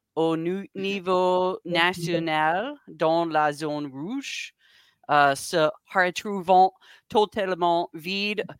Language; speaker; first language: French; non-native, learner; English